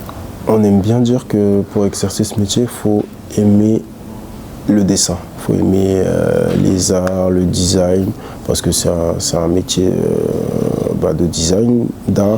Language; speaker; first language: French; early bilingual, other home language; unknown